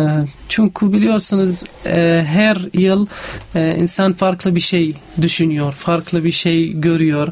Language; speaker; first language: Turkish; non-native, learner; Arabic